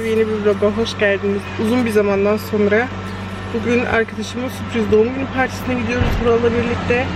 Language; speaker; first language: Turkish; early bilingual, heritage; Turkish